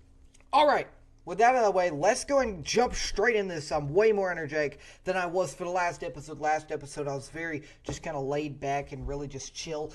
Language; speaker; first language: English; native; English